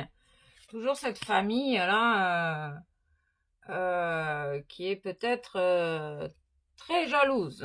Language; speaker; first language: French; native; French